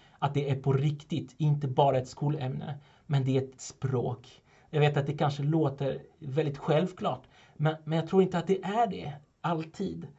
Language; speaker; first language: Swedish; non-native, fluent; French